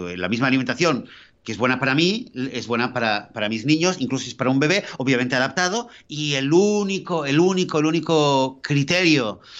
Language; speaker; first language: Spanish; native; Spanish